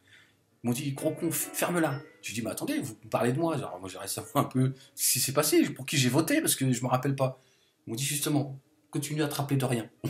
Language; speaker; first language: French; native; French